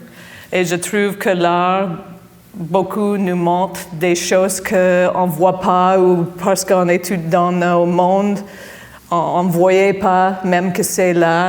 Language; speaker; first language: French; non-native, fluent; English